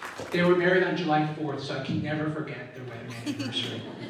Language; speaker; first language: English; early bilingual, other home language; Spanish